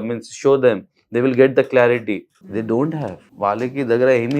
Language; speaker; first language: Telugu; non-native, learner; Hindi